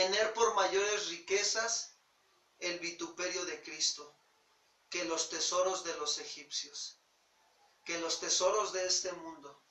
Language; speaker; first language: Spanish; native; Spanish